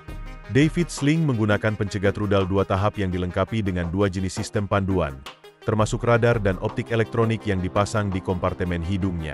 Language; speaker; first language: Indonesian; native; Indonesian